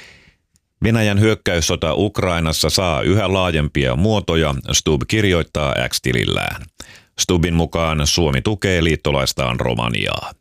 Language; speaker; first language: Finnish; native; Finnish